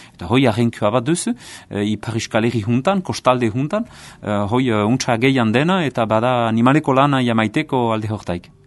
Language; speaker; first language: Basque; native; Basque